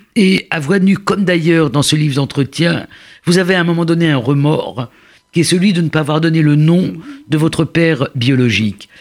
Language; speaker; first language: French; native; French